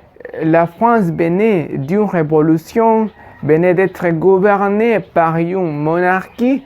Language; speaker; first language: French; non-native, fluent; Spanish